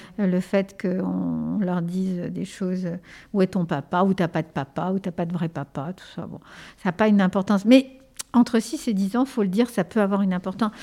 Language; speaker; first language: French; early bilingual, other home language; Spanish